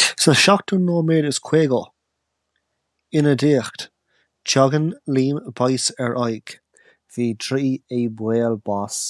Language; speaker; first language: Irish; non-native, local second language; English